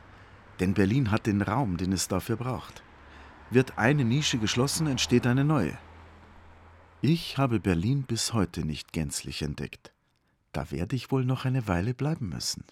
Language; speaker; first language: German; native; German